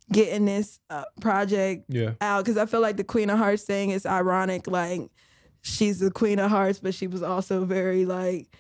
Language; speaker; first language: English; native; English